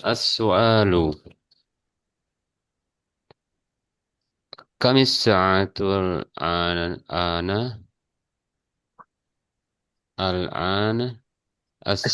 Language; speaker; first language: Arabic; non-native, learner; Indonesian